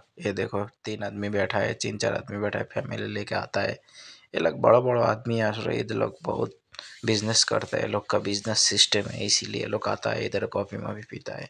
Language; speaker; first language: Hindi; non-native, learner; Bangla